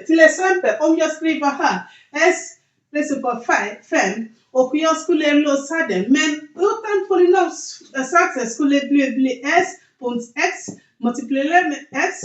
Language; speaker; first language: Swedish; non-native, learner; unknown